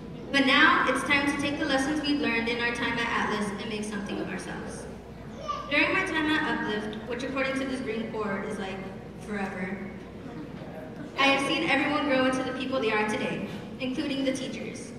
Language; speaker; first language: English; early bilingual, other home language; Spanish